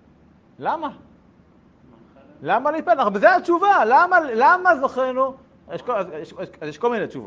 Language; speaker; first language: Hebrew; native; Hebrew